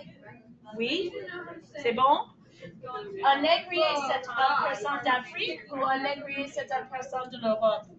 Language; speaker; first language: French; non-native, fluent; English